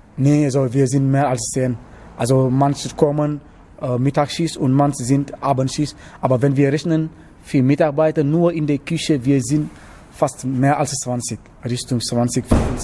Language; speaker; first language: German; non-native, learner; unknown